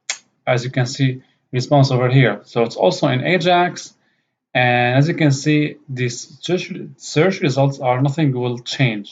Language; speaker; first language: English; non-native, fluent; Arabic